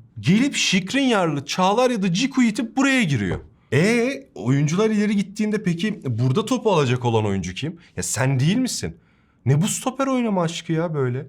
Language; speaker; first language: Turkish; native; Turkish